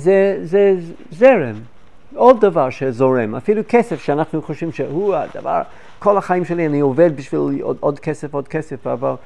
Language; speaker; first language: Hebrew; non-native, fluent; English